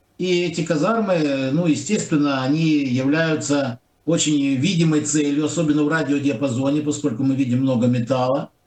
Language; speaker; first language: Russian; non-native, local second language; Ukrainian